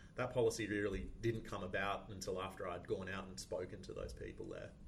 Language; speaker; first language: English; native; English